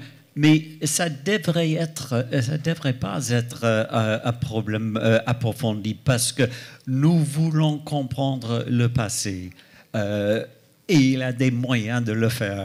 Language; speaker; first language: French; non-native, fluent; English